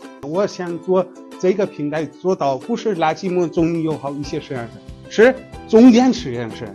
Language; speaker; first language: Chinese; non-native, fluent; Nepali